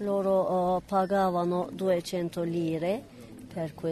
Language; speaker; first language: Italian; non-native, learner; Kurdish